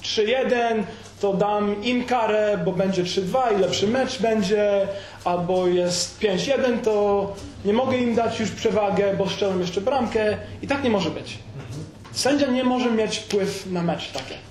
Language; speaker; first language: Polish; early bilingual, heritage; Polish